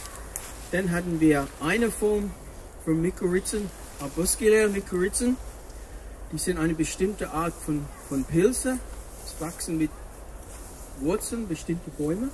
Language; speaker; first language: German; non-native, fluent; English